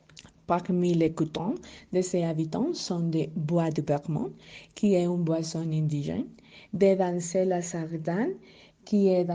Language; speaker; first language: French; non-native, learner; Spanish